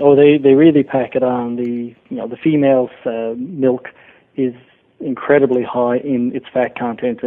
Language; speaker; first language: English; native; English